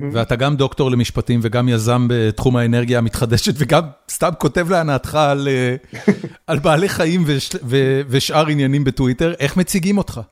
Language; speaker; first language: Hebrew; native; Hebrew